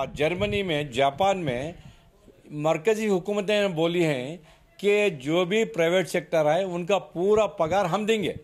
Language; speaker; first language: Hindi; non-native, local second language; Urdu